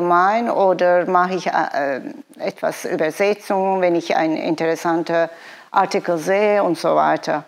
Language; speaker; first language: German; non-native, fluent; Turkish